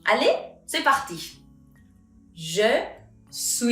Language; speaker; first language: French; non-native, fluent; Spanish